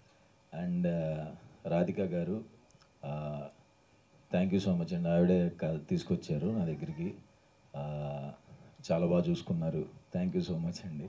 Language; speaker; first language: Telugu; native; Telugu